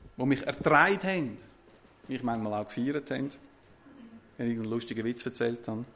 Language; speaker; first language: German; native; German